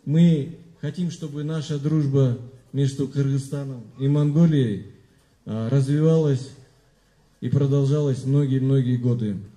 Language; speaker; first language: Russian; non-native, local second language; Kyrgyz